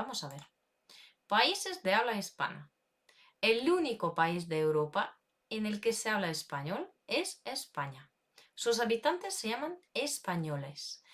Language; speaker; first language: Spanish; non-native, fluent; Ukrainian